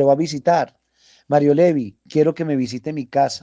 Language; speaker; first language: Spanish; native; Spanish